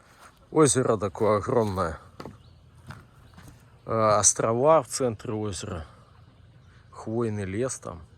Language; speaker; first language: Russian; native; Russian